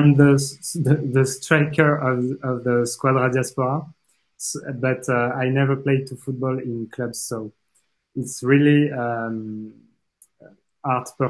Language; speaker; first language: English; non-native, fluent; French